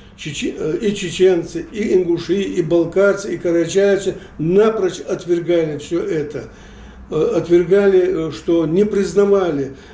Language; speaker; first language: Russian; non-native, local second language; Chechen